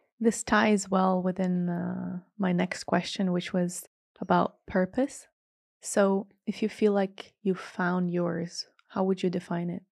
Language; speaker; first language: English; non-native, fluent; Latvian